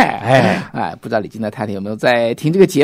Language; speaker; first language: Chinese; native; Chinese